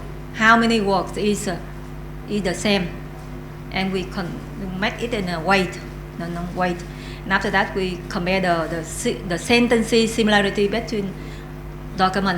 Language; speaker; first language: English; non-native, learner; Vietnamese